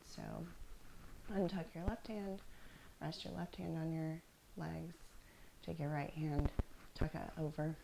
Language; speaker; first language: English; native; English